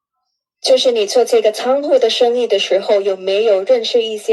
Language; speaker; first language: Chinese; non-native, fluent; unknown